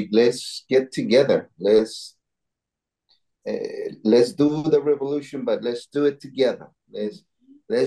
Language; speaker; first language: English; non-native, learner; Spanish